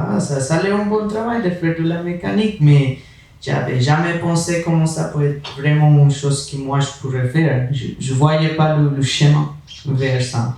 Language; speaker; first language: French; non-native, fluent; Spanish